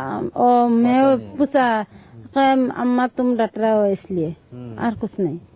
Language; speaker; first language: Hindi; non-native, local second language; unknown